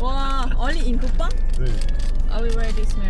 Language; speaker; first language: English; non-native, learner; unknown